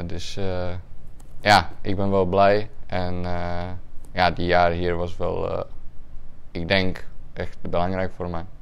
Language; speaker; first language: Dutch; non-native, fluent; Czech